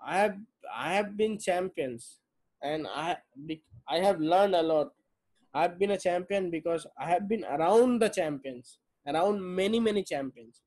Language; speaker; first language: English; non-native, local second language; Bangla